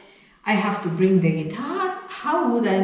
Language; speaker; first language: English; non-native, fluent; Spanish